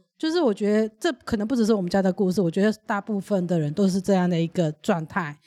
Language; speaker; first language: Chinese; early bilingual, other home language; Burmese